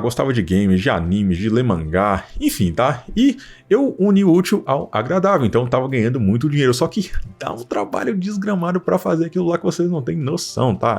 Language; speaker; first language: Portuguese; native; Portuguese